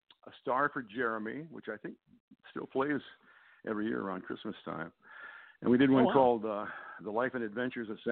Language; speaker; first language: English; native; English